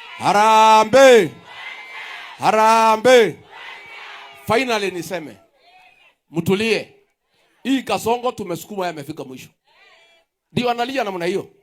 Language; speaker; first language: Swahili; non-native, local second language; Kikuyu